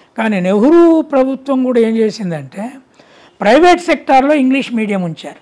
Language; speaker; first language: Telugu; native; Telugu